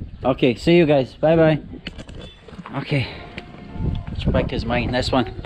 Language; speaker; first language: English; native; English